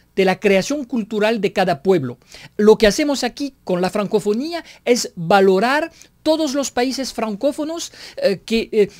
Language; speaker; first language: Spanish; non-native, fluent; French